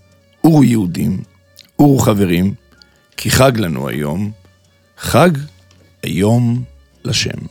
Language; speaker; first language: Hebrew; native; Hebrew